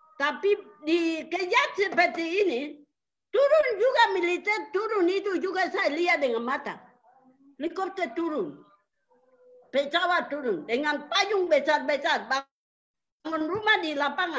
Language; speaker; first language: Indonesian; non-native, local second language; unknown